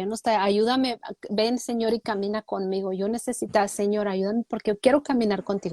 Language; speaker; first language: Spanish; native; Spanish